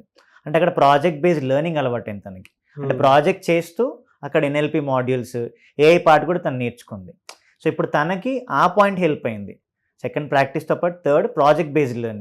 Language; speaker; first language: Telugu; native; Telugu